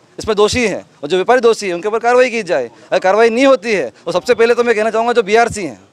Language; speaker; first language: Hindi; native; Hindi